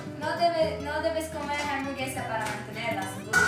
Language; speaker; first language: Spanish; non-native, learner; English